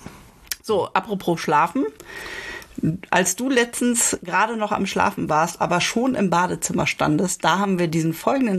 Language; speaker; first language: German; native; German